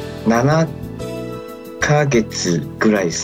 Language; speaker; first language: Japanese; non-native, fluent; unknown